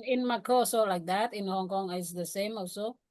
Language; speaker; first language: English; non-native, learner; Indonesian